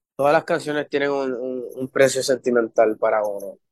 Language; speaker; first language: Spanish; early bilingual, heritage; Spanish